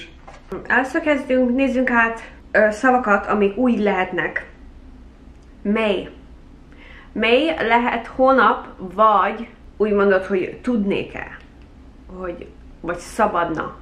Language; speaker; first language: Hungarian; early bilingual, heritage; Hungarian